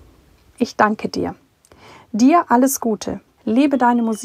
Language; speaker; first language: German; native; German